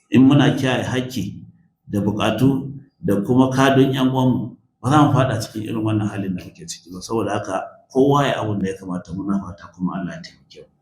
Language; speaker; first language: Hausa; native; Hausa